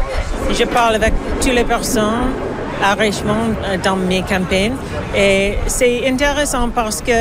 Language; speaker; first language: French; non-native, learner; English